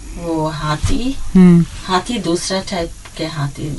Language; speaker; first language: Hindi; early bilingual, heritage; English